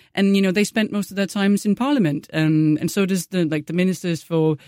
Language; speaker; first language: English; non-native, fluent; Danish